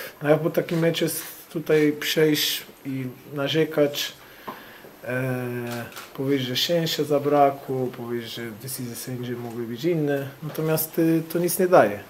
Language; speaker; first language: Polish; non-native, fluent; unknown